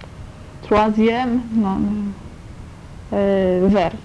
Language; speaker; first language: French; non-native, learner; Polish